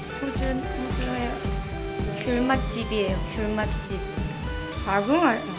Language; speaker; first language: Korean; native; Korean